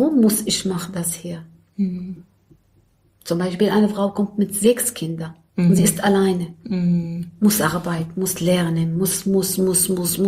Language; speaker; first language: German; non-native, learner; Arabic